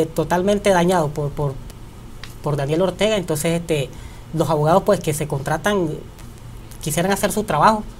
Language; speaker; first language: Spanish; native; Spanish